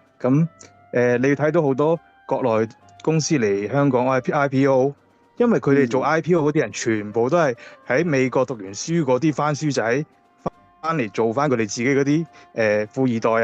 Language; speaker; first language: Cantonese; native; Cantonese